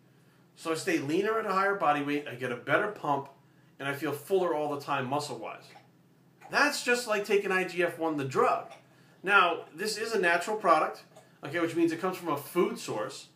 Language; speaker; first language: English; native; English